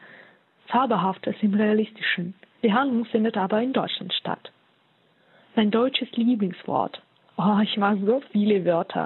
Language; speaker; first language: German; non-native, fluent; Russian